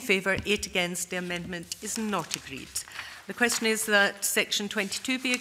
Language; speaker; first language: English; native; English